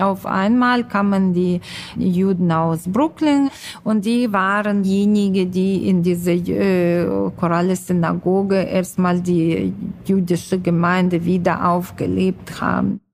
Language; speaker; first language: German; non-native, fluent; Russian